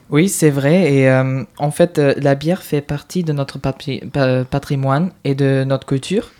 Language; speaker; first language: French; non-native, fluent; German